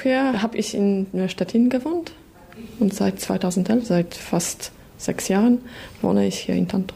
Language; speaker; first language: German; non-native, fluent; Polish